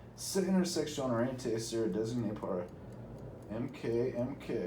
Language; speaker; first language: French; non-native, learner; English